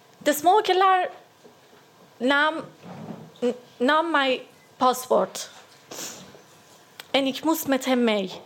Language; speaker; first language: Dutch; non-native, learner; Persian